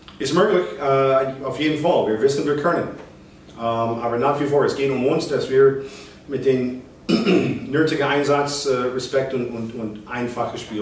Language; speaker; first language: German; non-native, fluent; English